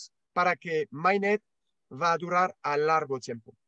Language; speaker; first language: Spanish; non-native, learner; French